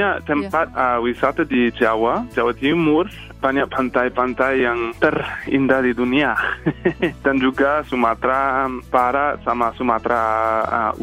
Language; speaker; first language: Indonesian; non-native, fluent; English